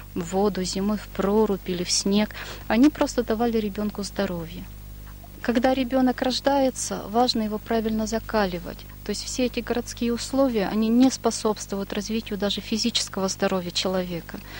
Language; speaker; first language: Russian; native; Russian